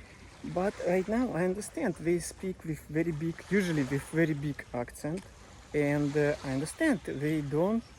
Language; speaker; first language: English; non-native, learner; Russian